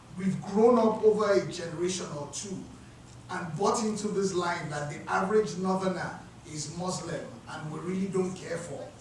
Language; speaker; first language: English; non-native, local second language; Yoruba